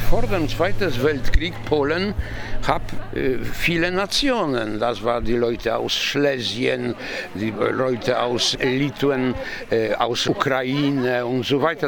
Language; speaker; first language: German; non-native, learner; Polish